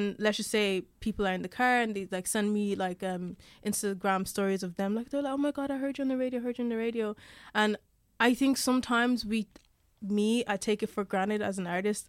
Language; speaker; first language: English; native; English